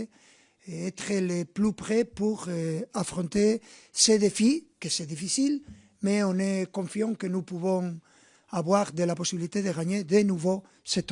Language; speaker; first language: French; non-native, fluent; Spanish